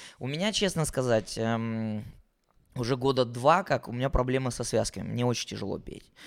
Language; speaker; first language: Russian; native; Russian